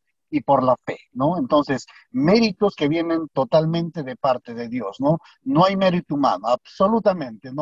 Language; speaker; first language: Spanish; native; Spanish